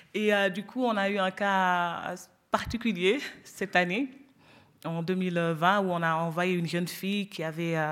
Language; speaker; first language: French; non-native, local second language; Wolof